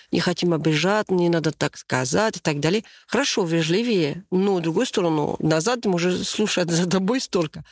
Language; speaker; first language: Russian; non-native, learner; French